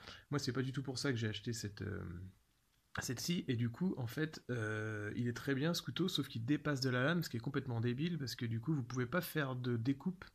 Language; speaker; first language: French; native; French